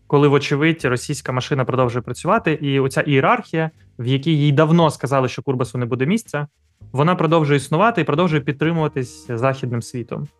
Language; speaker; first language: Ukrainian; native; Ukrainian